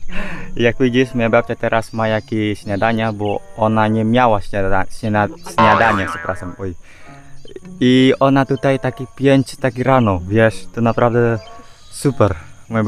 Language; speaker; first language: Polish; non-native, learner; Balinese